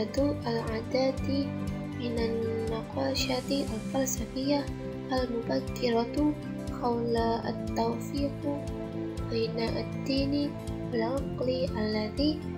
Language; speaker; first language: Arabic; non-native, learner; Indonesian